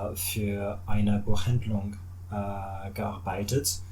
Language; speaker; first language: German; non-native, learner; French